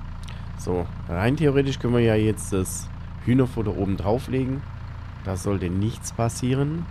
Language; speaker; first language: German; native; German